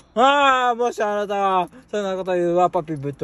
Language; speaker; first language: Japanese; native; Japanese